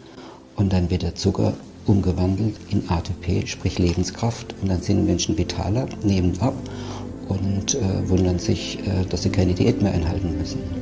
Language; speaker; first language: German; native; German